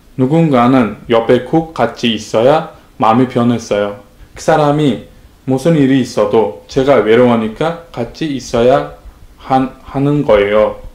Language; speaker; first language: Korean; non-native, learner; Uzbek